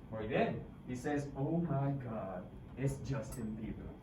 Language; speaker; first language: Spanish; non-native, fluent; English